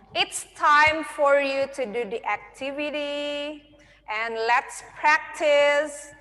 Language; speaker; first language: English; non-native, fluent; Indonesian